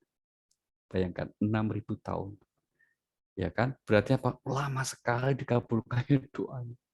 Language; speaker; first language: Indonesian; native; Indonesian